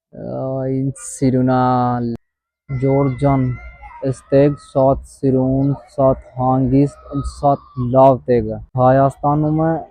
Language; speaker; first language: Armenian; non-native, learner; Hindi